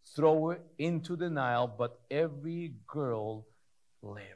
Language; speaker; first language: English; early bilingual, other home language; Spanish